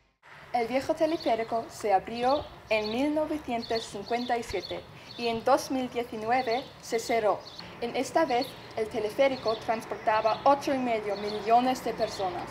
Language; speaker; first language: Spanish; non-native, learner; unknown